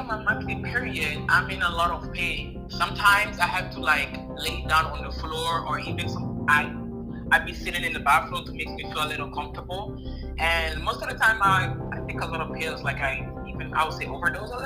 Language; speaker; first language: English; non-native, fluent; Italian